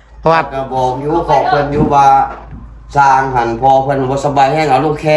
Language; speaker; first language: Thai; non-native, local second language; Lao